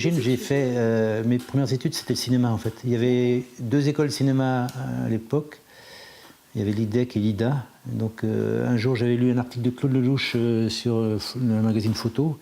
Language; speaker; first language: French; native; French